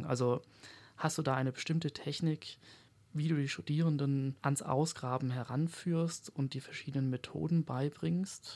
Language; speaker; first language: German; native; German